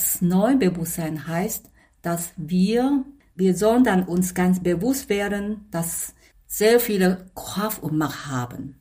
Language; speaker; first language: German; non-native, fluent; Chinese